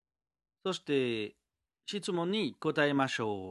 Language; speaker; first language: Japanese; non-native, learner; French